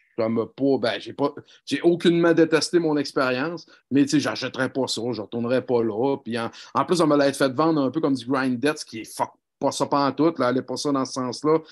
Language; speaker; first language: French; native; French